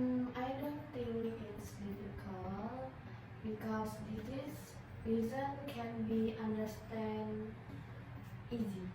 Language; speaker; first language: English; non-native, learner; Indonesian